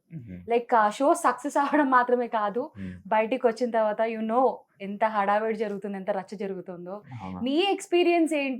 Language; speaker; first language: Telugu; native; Telugu